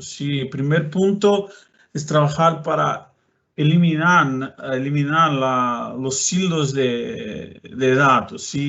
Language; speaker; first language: Spanish; non-native, fluent; Portuguese